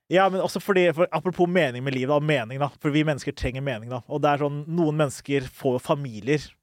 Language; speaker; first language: Norwegian; early bilingual, other home language; Somali